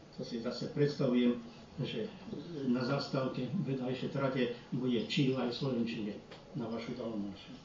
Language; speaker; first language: Slovak; early bilingual, heritage; Slovak